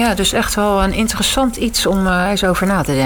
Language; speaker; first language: Dutch; native; Dutch